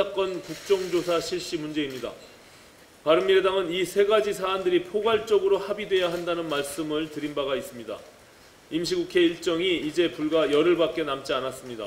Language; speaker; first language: Korean; native; Korean